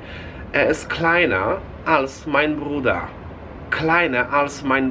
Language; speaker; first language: German; non-native, fluent; Polish